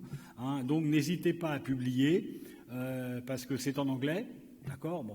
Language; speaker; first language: French; native; French